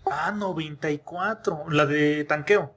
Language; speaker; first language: Spanish; native; Spanish